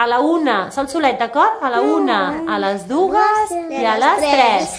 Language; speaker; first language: Catalan; native; Catalan